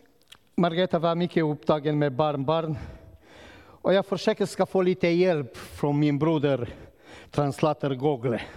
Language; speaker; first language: Swedish; non-native, learner; Romanian